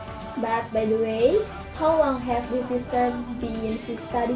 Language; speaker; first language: English; non-native, learner; Indonesian